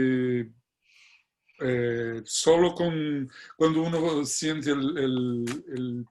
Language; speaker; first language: Spanish; non-native, fluent; Portuguese